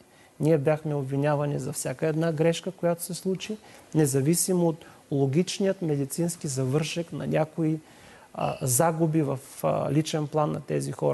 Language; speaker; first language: Bulgarian; native; Bulgarian